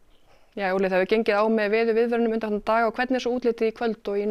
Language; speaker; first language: Icelandic; native; Icelandic